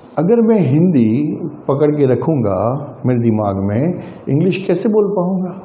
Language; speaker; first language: Hindi; non-native, local second language; Gujarati